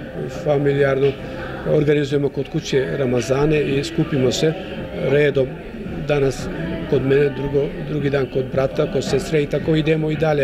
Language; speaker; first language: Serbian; early bilingual, heritage; Croatian